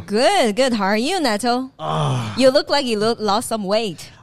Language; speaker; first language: English; non-native, fluent; Chinese